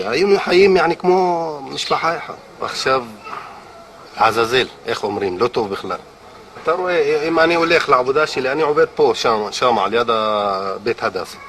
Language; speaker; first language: Hebrew; non-native, local second language; Arabic